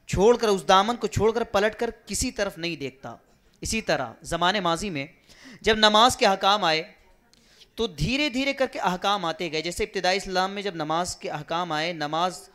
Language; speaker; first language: Urdu; native; Urdu